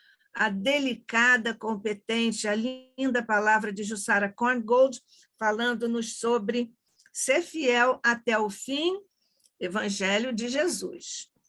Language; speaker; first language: Portuguese; native; Portuguese